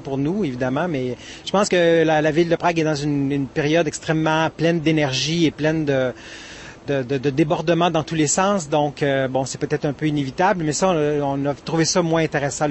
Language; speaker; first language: French; native; French